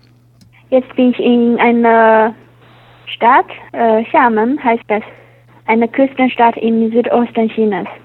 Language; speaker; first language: German; non-native, learner; Chinese